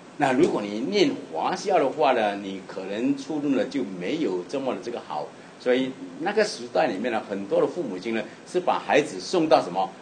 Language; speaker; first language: Chinese; native; Chinese